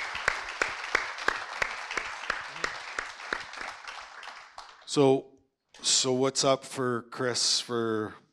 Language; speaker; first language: English; native; English